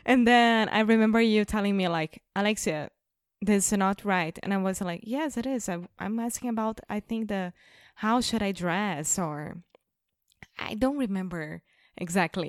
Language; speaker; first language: English; non-native, fluent; Portuguese